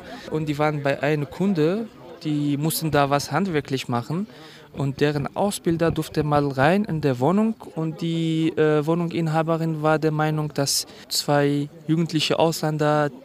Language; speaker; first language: German; non-native, fluent; Kurdish